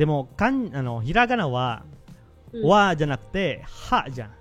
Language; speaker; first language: Japanese; non-native, fluent; Indonesian